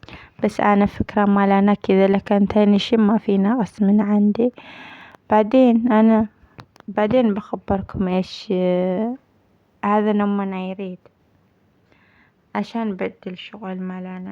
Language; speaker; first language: Arabic; non-native, learner; Amharic